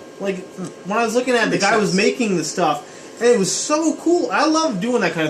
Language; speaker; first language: English; native; English